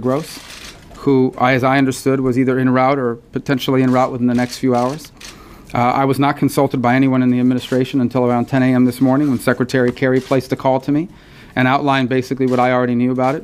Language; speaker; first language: English; native; English